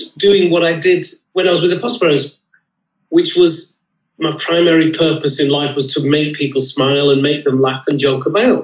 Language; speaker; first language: English; native; English